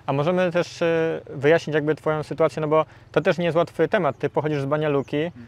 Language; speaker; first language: Polish; native; Polish